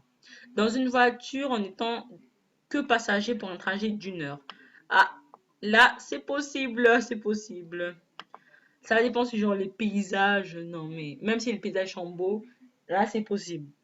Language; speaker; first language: French; native; French